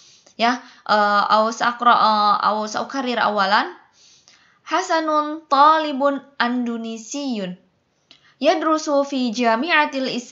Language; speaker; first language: Arabic; non-native, fluent; Indonesian